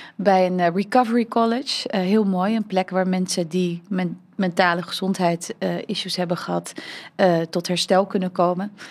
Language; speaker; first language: Dutch; early bilingual, heritage; Dutch